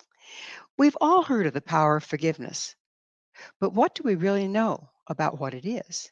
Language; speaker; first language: English; native; English